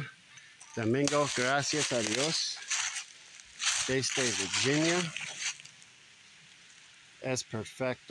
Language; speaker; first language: Spanish; non-native, learner; English